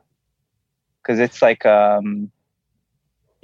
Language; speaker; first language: English; non-native, fluent; Hebrew